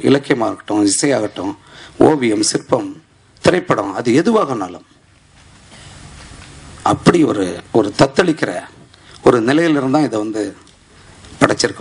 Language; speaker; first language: Tamil; native; Tamil